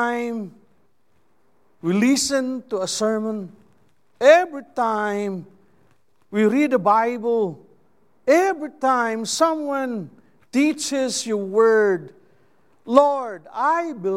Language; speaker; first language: English; non-native, local second language; Cebuano